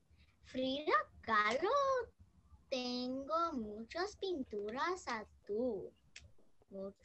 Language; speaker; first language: Spanish; non-native, learner; English